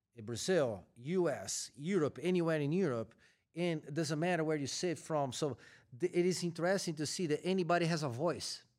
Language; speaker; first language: English; non-native, fluent; Portuguese